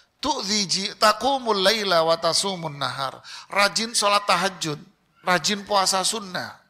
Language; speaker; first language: Indonesian; native; Indonesian